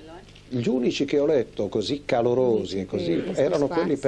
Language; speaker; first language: Italian; native; Italian